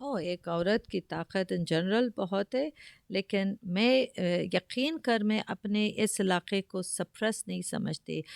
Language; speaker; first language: Urdu; early bilingual, heritage; Urdu